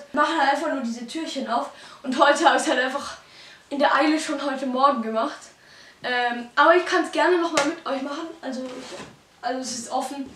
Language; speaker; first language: German; native; German